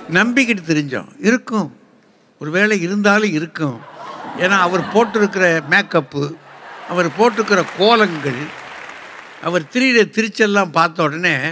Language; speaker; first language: Tamil; native; Tamil